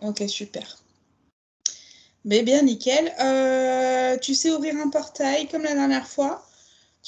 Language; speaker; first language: French; native; French